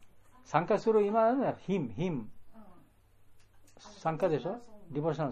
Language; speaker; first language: Japanese; non-native, learner; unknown